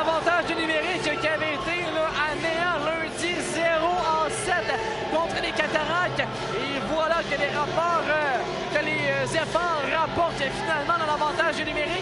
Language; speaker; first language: French; native; French